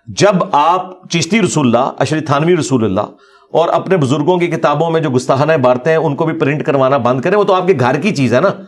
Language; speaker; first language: Urdu; non-native, local second language; Punjabi